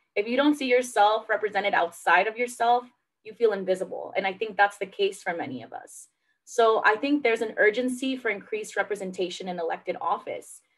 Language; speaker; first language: English; native; English